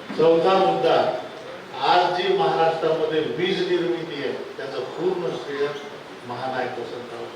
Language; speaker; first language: Marathi; non-native, local second language; Lambadi